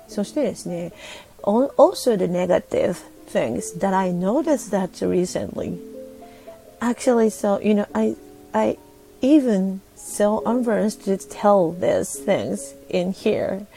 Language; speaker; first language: English; non-native, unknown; Japanese